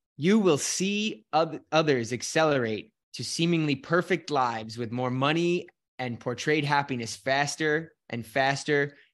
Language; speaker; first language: English; native; English